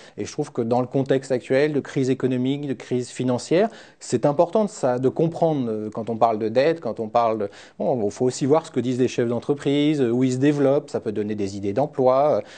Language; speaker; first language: French; native; French